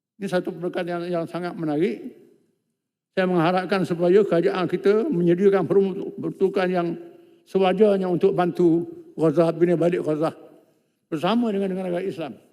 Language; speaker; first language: Malay; native; Malay